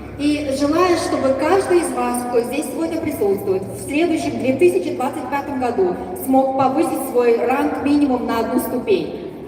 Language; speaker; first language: Russian; native; Russian